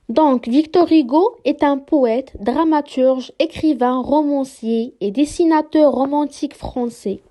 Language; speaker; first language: French; non-native, local second language; Arabic